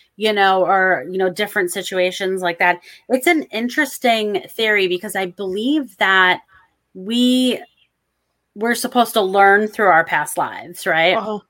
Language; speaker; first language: English; native; English